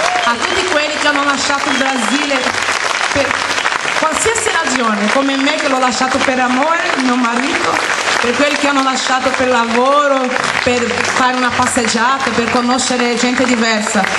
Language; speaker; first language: Italian; non-native, fluent; Portuguese